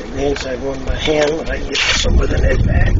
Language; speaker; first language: English; native; English